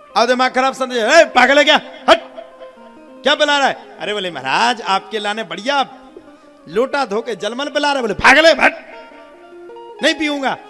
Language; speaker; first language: Hindi; native; Hindi